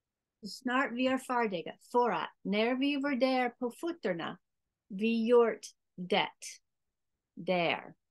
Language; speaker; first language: Swedish; non-native, learner; English